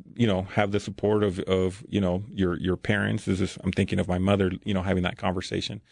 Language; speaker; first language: English; early bilingual, other home language; Spanish